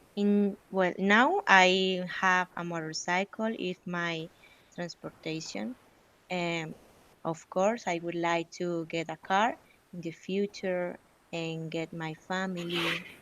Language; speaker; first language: English; non-native, learner; Spanish